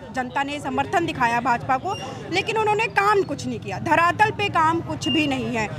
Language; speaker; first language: Hindi; native; Hindi